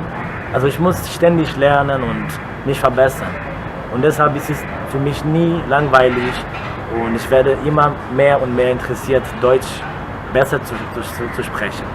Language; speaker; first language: German; non-native, fluent; Portuguese